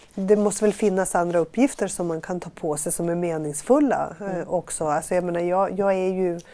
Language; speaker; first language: Swedish; native; Swedish